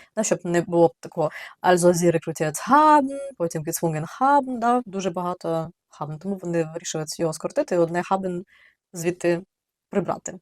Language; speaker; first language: Ukrainian; native; Ukrainian